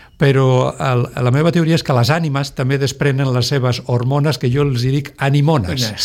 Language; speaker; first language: Catalan; non-native, local second language; Spanish